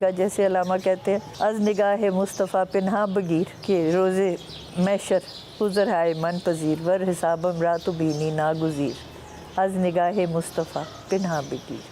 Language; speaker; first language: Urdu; non-native, local second language; Punjabi